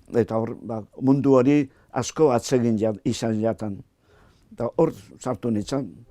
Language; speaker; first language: Basque; native; Basque